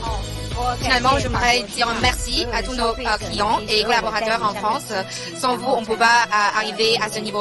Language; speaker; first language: French; non-native, fluent; Chinese